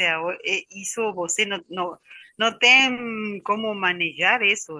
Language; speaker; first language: Portuguese; non-native, learner; Spanish